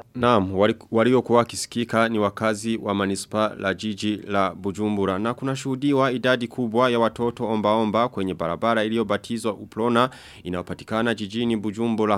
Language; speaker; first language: Swahili; non-native, local second language; Rundi